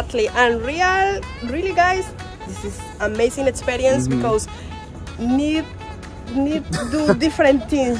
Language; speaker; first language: English; non-native, learner; Spanish